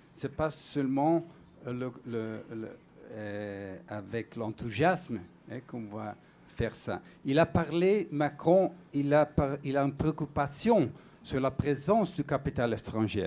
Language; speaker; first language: French; non-native, fluent; Portuguese